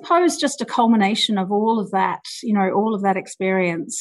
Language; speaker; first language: English; native; English